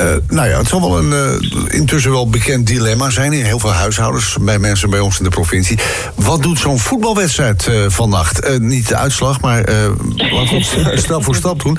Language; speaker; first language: Dutch; native; Dutch